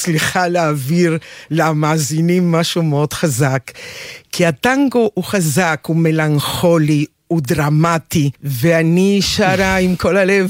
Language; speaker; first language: Hebrew; non-native, fluent; Spanish